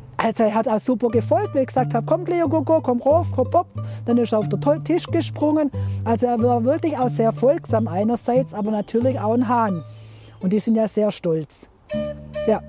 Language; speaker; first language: German; native; German